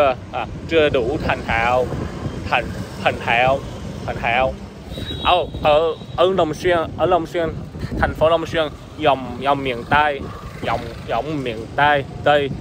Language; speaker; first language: Vietnamese; non-native, learner; English